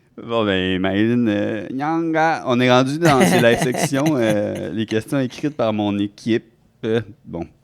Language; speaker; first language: French; early bilingual, other home language; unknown